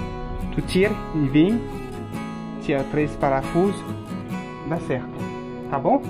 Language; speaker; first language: Portuguese; non-native, learner; French